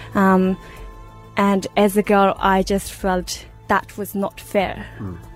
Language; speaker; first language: English; non-native, fluent; Persian